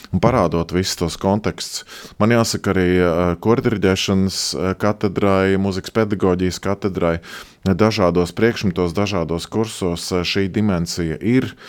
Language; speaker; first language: Latvian; native; Latvian